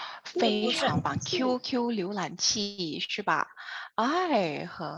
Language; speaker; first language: Chinese; non-native, fluent; Indonesian